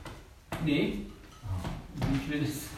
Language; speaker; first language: German; native; German